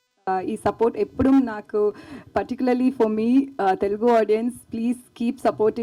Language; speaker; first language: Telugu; non-native, learner; Tamil